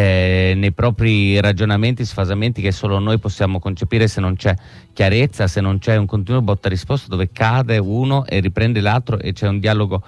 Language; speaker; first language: Italian; native; Italian